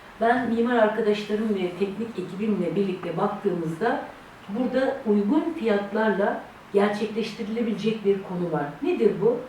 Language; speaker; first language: Turkish; native; Turkish